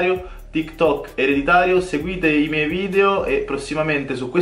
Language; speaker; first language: Italian; native; Italian